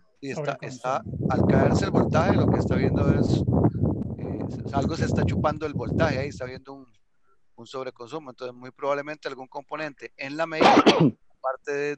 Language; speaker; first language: Spanish; native; Spanish